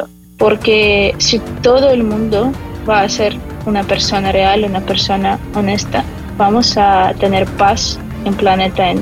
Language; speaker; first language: Spanish; non-native, fluent; Ukrainian